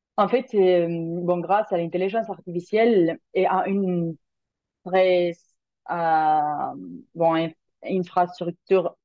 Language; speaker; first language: French; non-native, fluent; Spanish